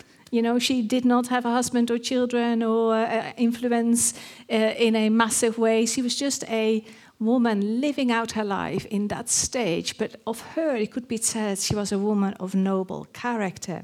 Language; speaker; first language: English; non-native, fluent; Dutch